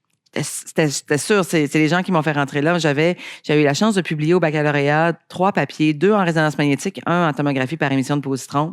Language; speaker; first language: French; native; French